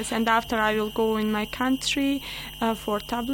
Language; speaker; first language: English; non-native, learner; Bosnian